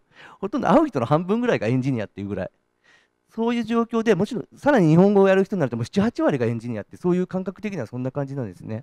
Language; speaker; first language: Japanese; native; Japanese